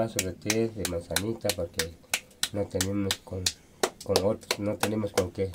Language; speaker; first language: Spanish; non-native, local second language; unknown